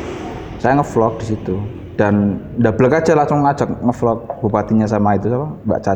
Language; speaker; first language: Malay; non-native, local second language; Javanese